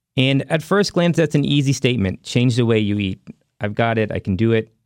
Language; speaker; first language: English; early bilingual, other home language; Hindi